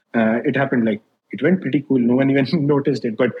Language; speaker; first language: English; non-native, local second language; Hindi